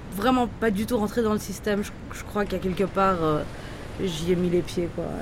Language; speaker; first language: French; native; French